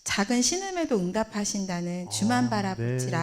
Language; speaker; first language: Korean; native; Korean